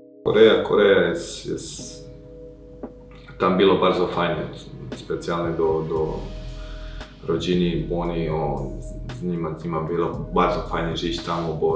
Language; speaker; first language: Polish; non-native, learner; Croatian